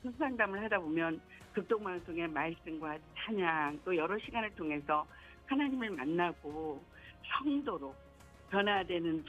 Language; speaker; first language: Korean; native; Korean